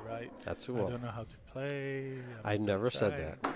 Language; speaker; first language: English; non-native, fluent; Hebrew